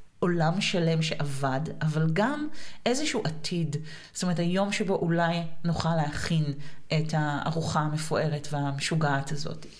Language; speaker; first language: Hebrew; native; Hebrew